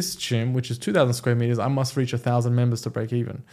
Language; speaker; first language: English; early bilingual, other home language; Persian